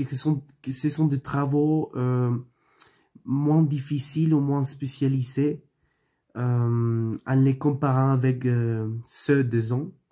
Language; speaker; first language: French; non-native, learner; Spanish